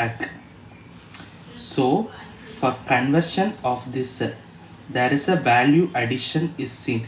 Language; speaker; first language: English; non-native, local second language; Tamil